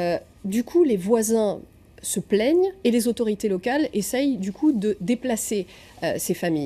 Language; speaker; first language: French; native; French